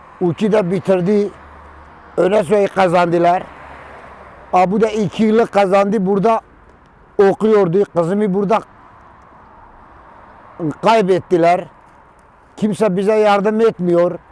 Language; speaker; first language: Turkish; non-native, local second language; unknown